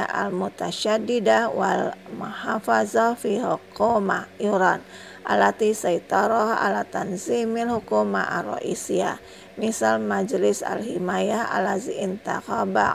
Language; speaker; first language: Arabic; non-native, fluent; Indonesian